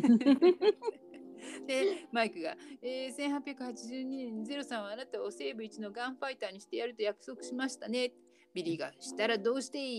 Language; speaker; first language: Japanese; native; Japanese